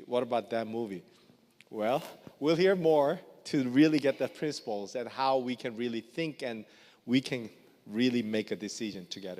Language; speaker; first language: English; non-native, fluent; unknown